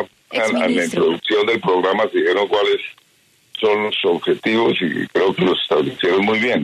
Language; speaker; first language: Spanish; native; Spanish